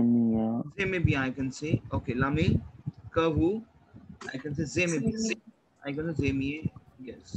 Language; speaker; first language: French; non-native, fluent; Hindi